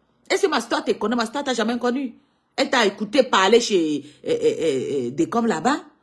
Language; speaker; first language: French; native; French